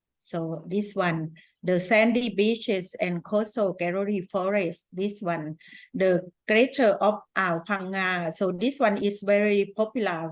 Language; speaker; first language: English; non-native, fluent; Thai